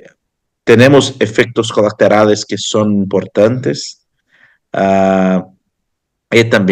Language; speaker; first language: Spanish; non-native, fluent; Portuguese